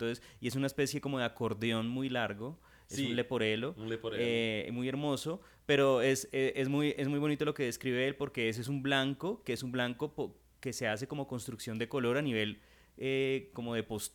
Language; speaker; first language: Spanish; native; Spanish